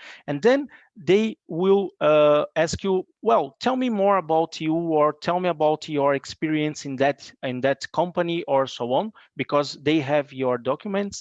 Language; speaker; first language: English; non-native, fluent; Portuguese